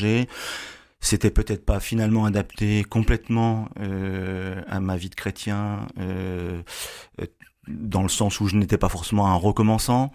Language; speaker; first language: French; native; French